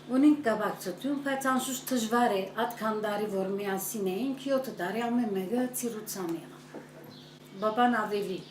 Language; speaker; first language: Armenian; early bilingual, heritage; Armenian